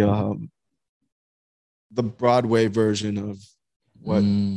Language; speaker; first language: English; native; English